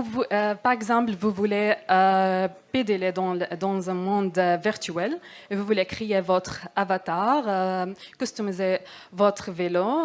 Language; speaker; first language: French; non-native, learner; Arabic